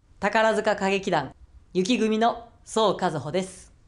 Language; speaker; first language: Japanese; native; Japanese